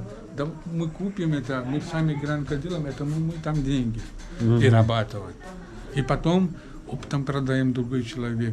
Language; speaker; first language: Russian; non-native, learner; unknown